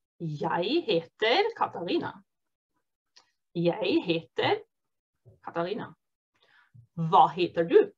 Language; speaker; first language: Norwegian; non-native, fluent; German